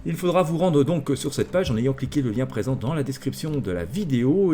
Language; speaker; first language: French; native; French